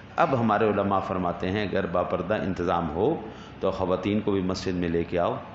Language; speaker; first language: Urdu; non-native, local second language; Punjabi